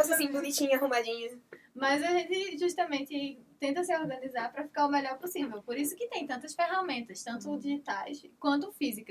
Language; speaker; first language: Portuguese; native; Portuguese